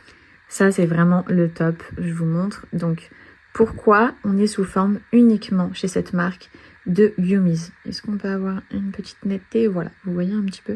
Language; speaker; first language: French; native; French